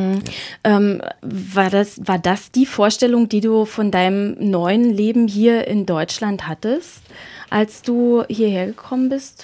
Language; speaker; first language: German; native; German